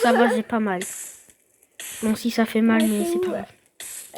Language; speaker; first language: French; native; French